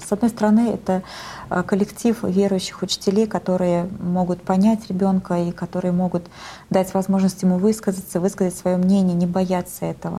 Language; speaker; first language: Russian; native; Russian